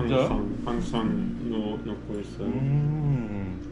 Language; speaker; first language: Korean; non-native, learner; German